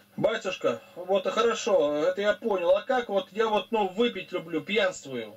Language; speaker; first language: Russian; native; Russian